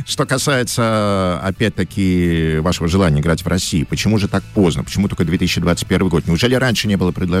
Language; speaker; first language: Russian; native; Russian